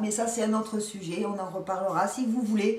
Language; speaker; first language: French; native; French